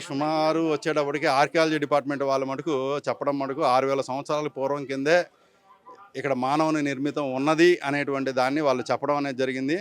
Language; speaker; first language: Telugu; native; Telugu